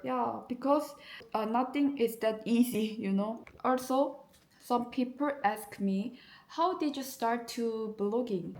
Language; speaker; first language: English; non-native, learner; Korean